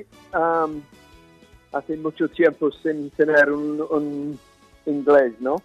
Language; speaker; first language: Spanish; non-native, fluent; English